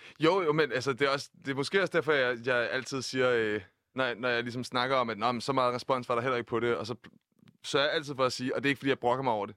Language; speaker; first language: Danish; native; Danish